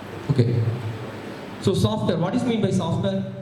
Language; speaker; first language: English; non-native, local second language; Tamil